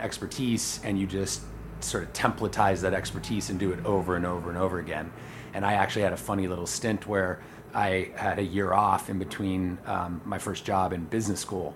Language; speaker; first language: English; native; English